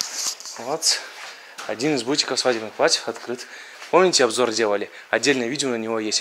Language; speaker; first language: Russian; native; Russian